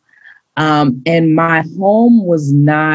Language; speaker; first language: English; native; English